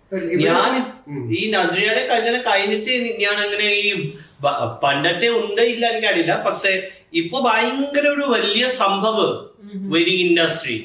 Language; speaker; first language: Malayalam; non-native, fluent; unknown